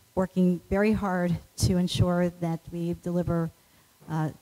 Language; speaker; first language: English; native; English